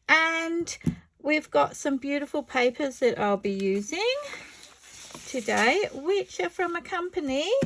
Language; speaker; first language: English; native; English